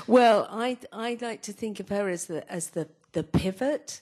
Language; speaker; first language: English; native; English